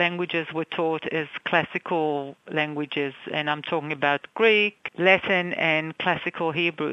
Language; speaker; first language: English; non-native, fluent; Hebrew